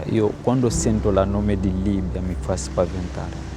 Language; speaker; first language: Italian; non-native, fluent; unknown